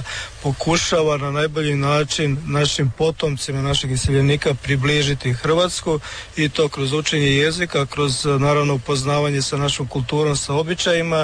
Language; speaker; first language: Serbian; native; Serbian